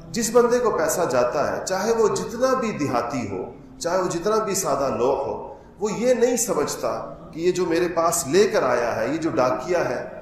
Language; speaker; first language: Urdu; non-native, local second language; Pashto